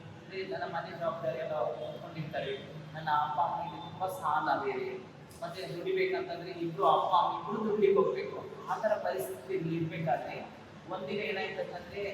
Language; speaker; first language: Kannada; native; Kannada